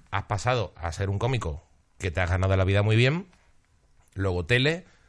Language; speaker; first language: Spanish; native; Spanish